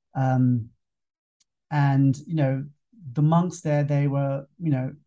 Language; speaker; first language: English; native; English